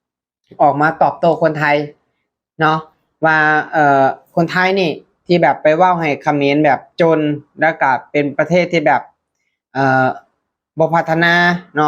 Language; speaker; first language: Thai; non-native, local second language; Lao